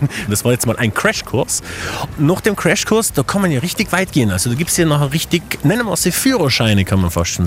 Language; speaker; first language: German; native; German